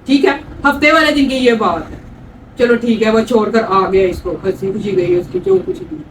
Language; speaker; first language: Urdu; non-native, local second language; Punjabi